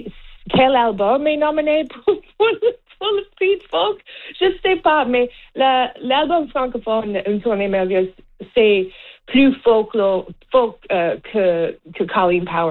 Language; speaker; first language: French; non-native, learner; English